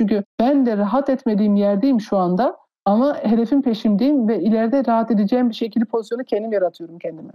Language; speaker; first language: Turkish; early bilingual, heritage; Turkish